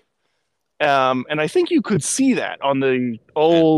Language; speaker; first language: English; native; English